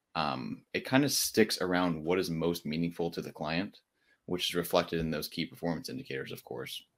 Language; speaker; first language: English; native; English